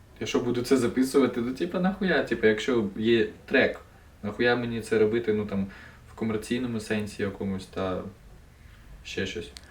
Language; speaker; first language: Ukrainian; non-native, local second language; Russian